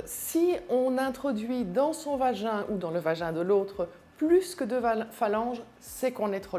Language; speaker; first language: French; native; French